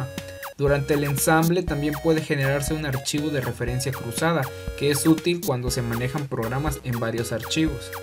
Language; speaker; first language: Spanish; native; Spanish